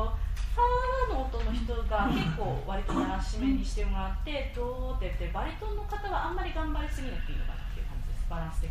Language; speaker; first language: Japanese; native; Japanese